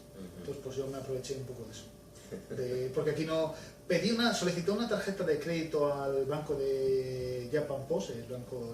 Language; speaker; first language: Spanish; native; Spanish